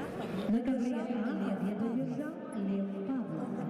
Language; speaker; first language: Russian; native; Russian